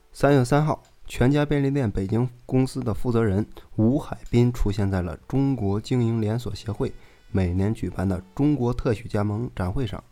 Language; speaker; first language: Chinese; native; Chinese